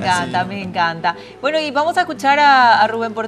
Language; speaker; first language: Spanish; native; Spanish